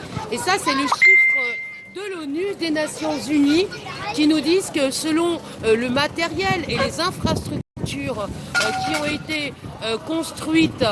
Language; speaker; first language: French; native; French